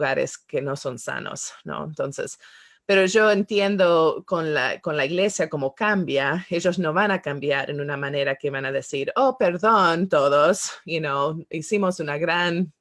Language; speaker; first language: Spanish; non-native, fluent; English